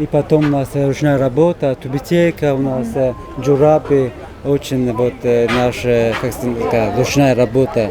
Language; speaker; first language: Russian; non-native, fluent; Tajik